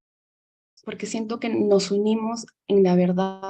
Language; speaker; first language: Spanish; native; Spanish